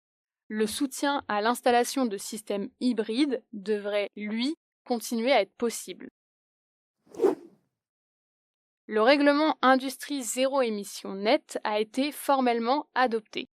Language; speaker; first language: French; native; French